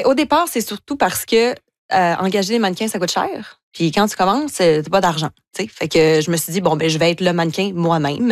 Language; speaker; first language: French; native; French